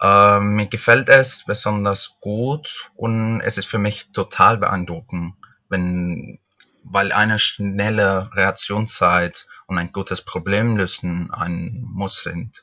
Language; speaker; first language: German; non-native, fluent; Spanish